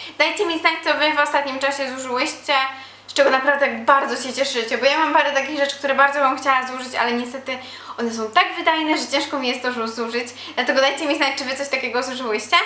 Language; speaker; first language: Polish; native; Polish